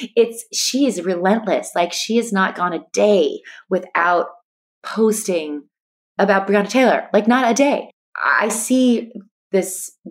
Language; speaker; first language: English; native; English